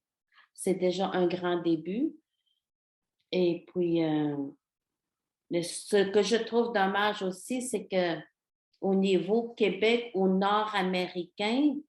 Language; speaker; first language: French; non-native, local second language; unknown